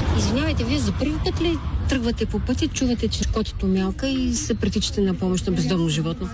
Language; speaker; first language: Bulgarian; native; Bulgarian